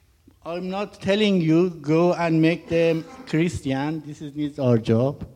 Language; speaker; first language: English; non-native, learner; Persian